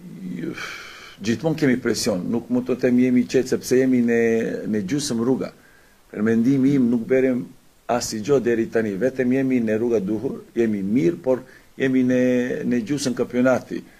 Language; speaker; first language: Albanian; non-native, learner; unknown